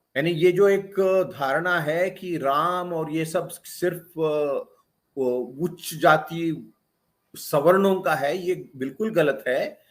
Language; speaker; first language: Hindi; non-native, local second language; Kannada